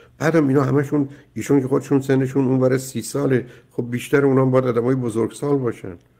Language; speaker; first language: Persian; native; Persian